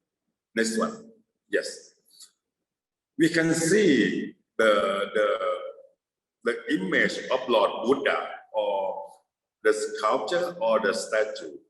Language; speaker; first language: English; non-native, fluent; Thai